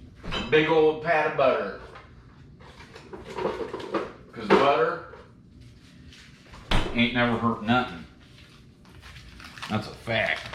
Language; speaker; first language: English; native; English